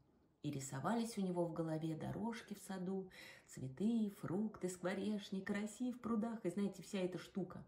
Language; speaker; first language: Russian; native; Russian